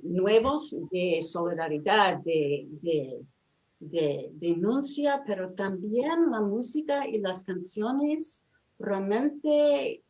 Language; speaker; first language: Spanish; non-native, fluent; English